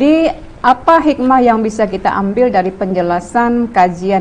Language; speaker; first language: Indonesian; native; Indonesian